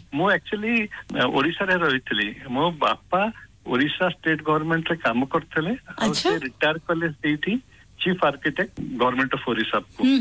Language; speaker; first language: Odia; non-native, local second language; Marathi